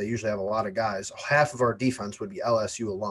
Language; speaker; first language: English; native; English